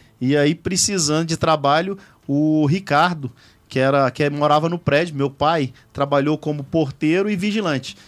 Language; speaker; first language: Portuguese; native; Portuguese